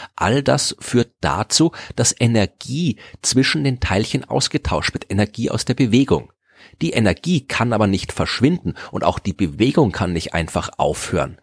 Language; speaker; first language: German; native; German